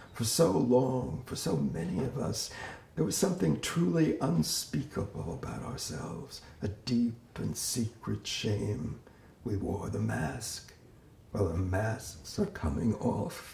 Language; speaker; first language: English; native; English